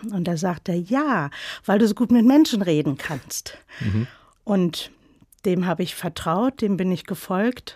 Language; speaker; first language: German; native; German